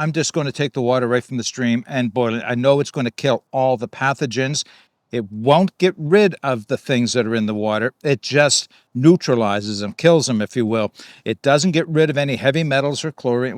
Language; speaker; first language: English; native; English